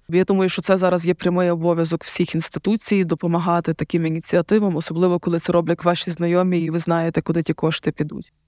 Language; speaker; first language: Ukrainian; native; Ukrainian